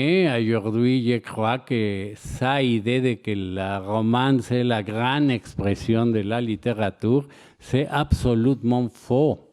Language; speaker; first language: French; non-native, learner; Spanish